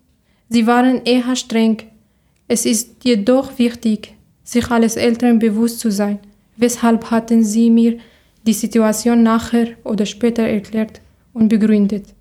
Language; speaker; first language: German; non-native, learner; Arabic